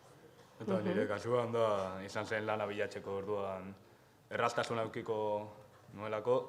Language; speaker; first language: Basque; non-native, local second language; Spanish